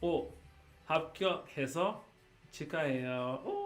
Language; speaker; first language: Korean; non-native, learner; English